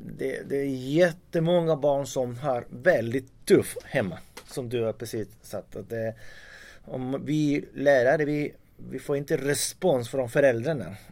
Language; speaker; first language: Swedish; non-native, fluent; Spanish